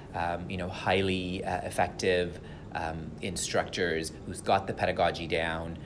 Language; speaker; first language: English; non-native, local second language; Tamil